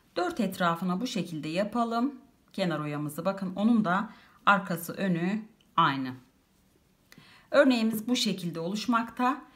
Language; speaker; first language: Turkish; native; Turkish